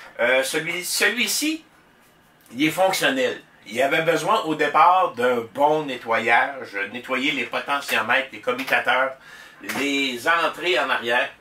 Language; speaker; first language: French; native; French